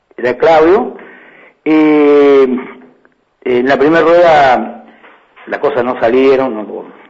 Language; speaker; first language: Spanish; native; Spanish